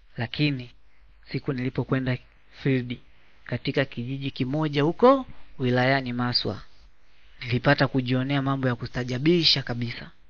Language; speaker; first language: Swahili; native; Swahili